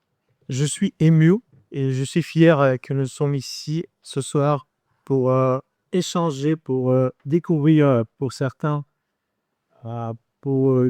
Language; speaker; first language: French; non-native, fluent; Ukrainian